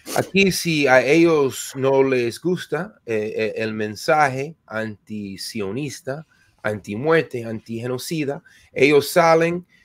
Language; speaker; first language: Spanish; non-native, fluent; English